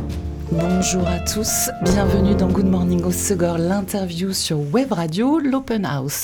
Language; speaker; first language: French; native; French